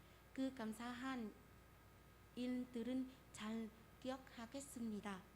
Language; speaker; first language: Korean; non-native, fluent; Vietnamese